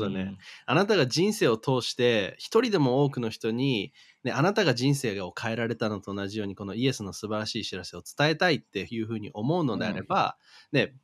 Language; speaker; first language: Japanese; native; Japanese